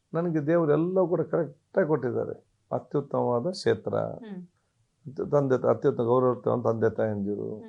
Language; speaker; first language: Kannada; non-native, local second language; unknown